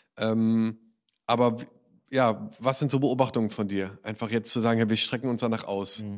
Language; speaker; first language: German; native; German